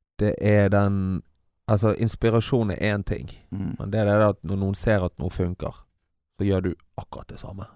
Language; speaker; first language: Norwegian; early bilingual, other home language; Kabuverdianu